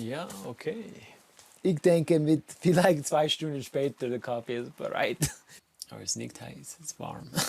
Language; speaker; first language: German; non-native, learner; English